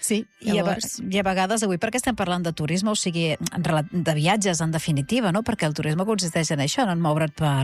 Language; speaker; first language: Catalan; native; Catalan